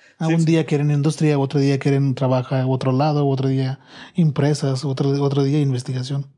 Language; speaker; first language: Spanish; non-native, learner; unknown